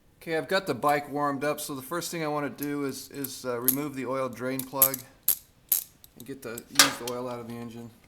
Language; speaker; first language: English; native; English